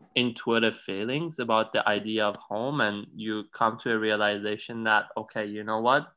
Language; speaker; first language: English; non-native, fluent; Persian